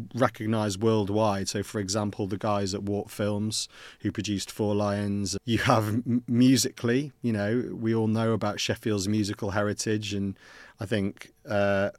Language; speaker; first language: English; native; English